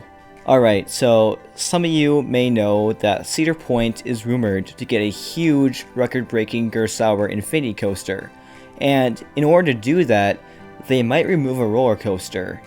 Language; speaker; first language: English; native; English